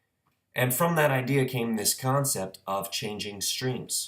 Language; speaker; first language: English; native; English